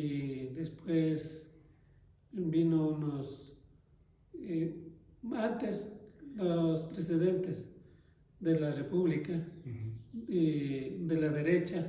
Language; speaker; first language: Spanish; non-native, local second language; Quechua